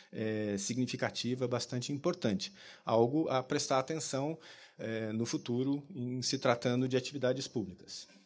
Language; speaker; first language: Portuguese; native; Portuguese